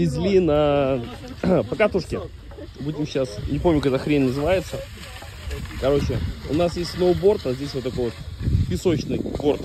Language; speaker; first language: Russian; native; Russian